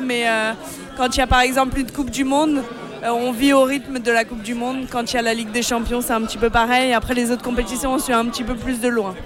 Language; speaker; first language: French; native; French